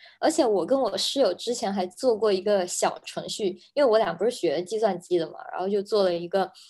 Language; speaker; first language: Chinese; native; Chinese